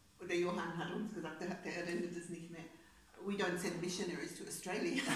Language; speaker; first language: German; non-native, fluent; English